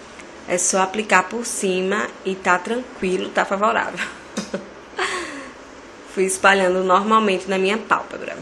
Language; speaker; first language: Portuguese; native; Portuguese